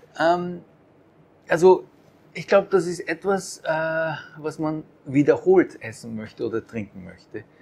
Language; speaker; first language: German; early bilingual, other home language; Japanese